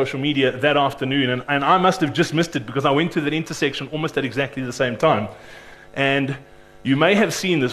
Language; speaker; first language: English; native; English